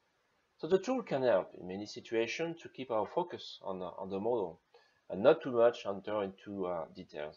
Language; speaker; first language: English; non-native, fluent; French